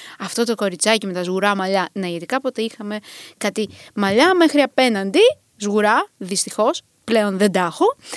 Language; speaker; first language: Greek; early bilingual, other home language; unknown